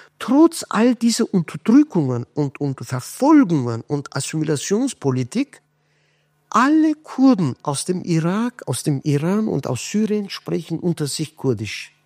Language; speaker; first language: German; non-native, fluent; Kurdish